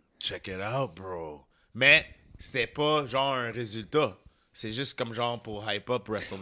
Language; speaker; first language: French; native; French